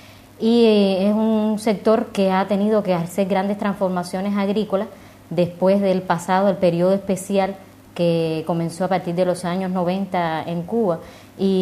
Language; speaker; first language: Spanish; native; Spanish